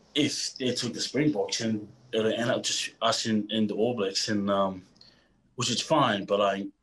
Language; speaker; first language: English; non-native, fluent; Tongan